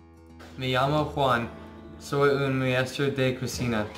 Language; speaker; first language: Spanish; non-native, learner; English